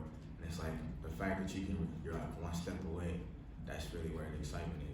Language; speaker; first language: English; native; English